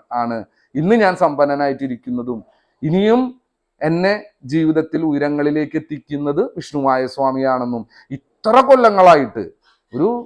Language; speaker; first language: Malayalam; native; Malayalam